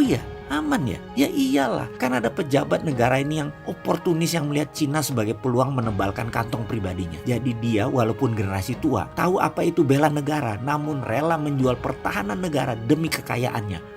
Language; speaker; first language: Indonesian; native; Indonesian